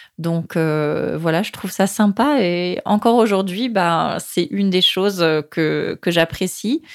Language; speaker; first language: French; native; French